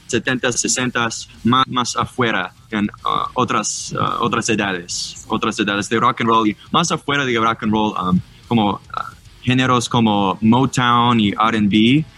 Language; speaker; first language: Spanish; non-native, learner; English